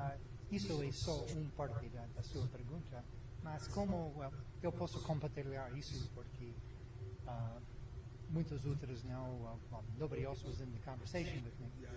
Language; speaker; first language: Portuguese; non-native, learner; English